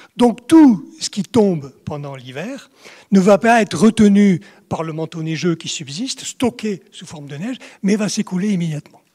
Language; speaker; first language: French; native; French